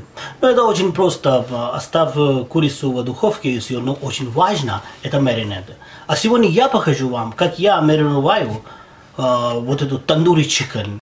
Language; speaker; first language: Russian; non-native, learner; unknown